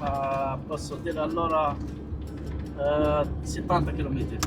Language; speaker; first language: Italian; non-native, learner; Arabic